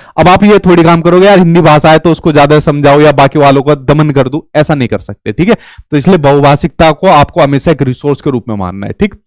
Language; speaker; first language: Hindi; native; Hindi